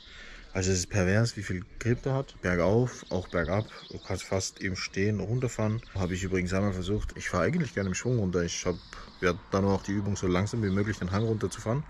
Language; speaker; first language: German; native; German